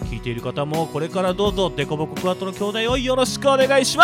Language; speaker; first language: Japanese; native; Japanese